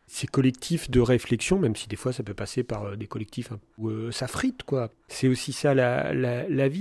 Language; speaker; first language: French; native; French